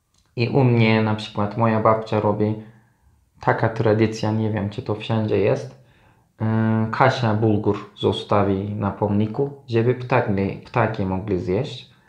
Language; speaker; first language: Polish; non-native, learner; Turkish